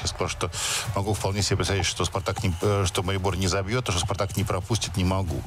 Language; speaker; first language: Russian; native; Russian